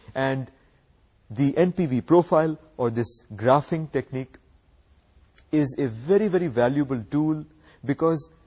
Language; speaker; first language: English; non-native, local second language; Urdu